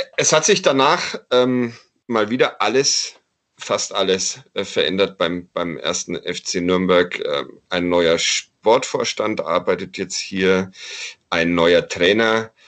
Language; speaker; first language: German; native; German